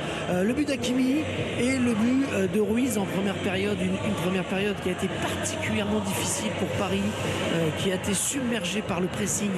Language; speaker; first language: French; native; French